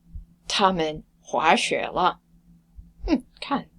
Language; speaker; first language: Chinese; non-native, fluent; English